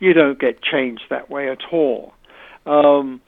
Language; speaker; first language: English; native; English